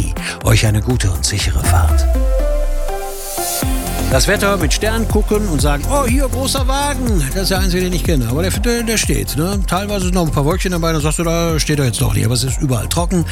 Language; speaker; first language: German; native; German